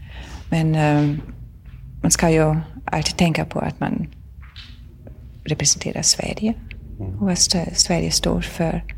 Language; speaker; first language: Swedish; non-native, fluent; German